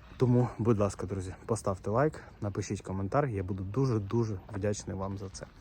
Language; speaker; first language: Ukrainian; non-native, local second language; Russian